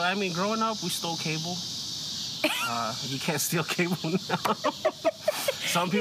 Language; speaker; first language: English; early bilingual, other home language; Spanish